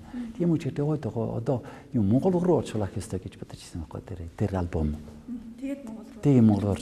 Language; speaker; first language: Mongolian; non-native, fluent; French